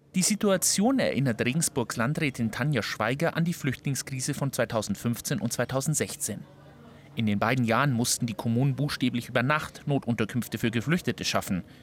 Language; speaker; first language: German; native; German